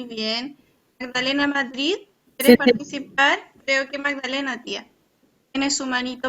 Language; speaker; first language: Spanish; native; Spanish